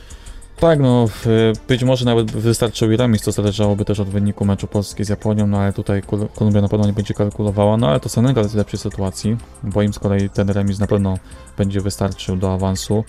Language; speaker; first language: Polish; native; Polish